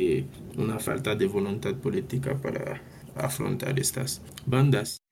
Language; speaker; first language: Spanish; non-native, fluent; Haitian Creole